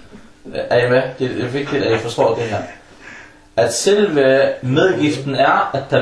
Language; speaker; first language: Danish; early bilingual, other home language; Arabic